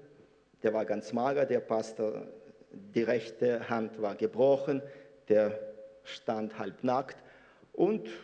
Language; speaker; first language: German; non-native, fluent; Russian